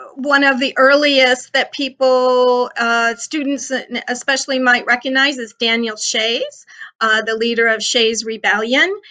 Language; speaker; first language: English; native; English